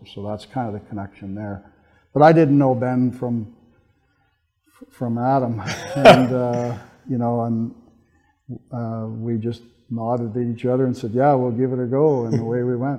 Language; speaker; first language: English; native; English